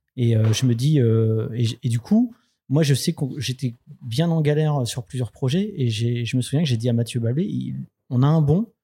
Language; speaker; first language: French; native; French